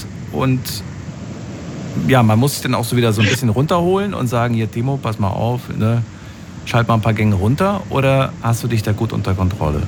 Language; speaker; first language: German; native; German